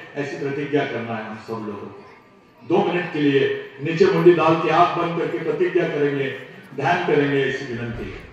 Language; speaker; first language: Hindi; non-native, local second language; Marathi